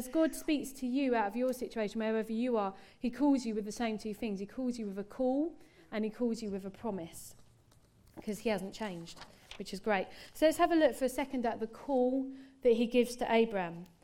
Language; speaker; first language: English; native; English